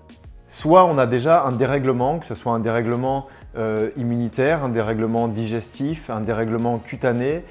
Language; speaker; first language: French; native; French